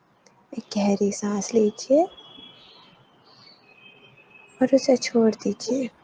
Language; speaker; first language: Hindi; native; Hindi